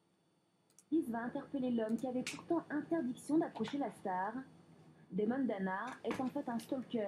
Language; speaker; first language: French; native; French